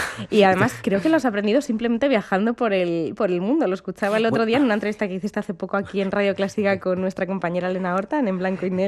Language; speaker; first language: Spanish; native; Spanish